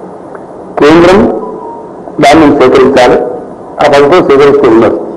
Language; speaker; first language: Telugu; native; Telugu